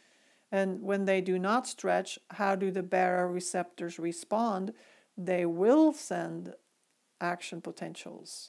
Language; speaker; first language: English; native; English